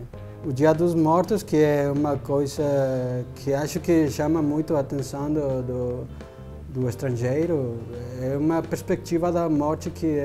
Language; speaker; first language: Portuguese; non-native, fluent; Spanish